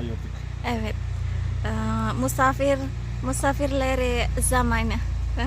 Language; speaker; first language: Turkish; non-native, learner; Indonesian